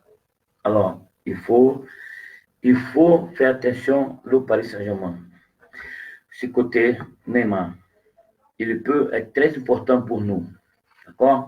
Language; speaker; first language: French; non-native, fluent; Portuguese